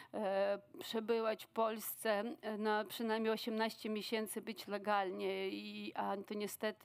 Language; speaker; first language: Polish; non-native, fluent; Ukrainian